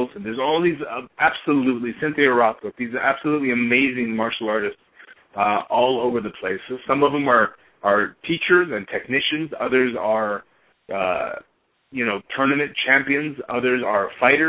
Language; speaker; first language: English; native; English